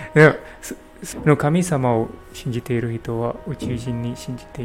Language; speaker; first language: Japanese; non-native, learner; English